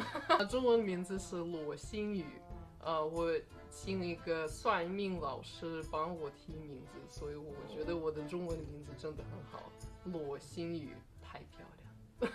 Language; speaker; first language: Chinese; non-native, fluent; Russian